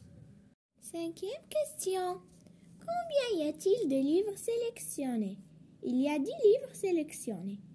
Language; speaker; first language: French; non-native, local second language; Arabic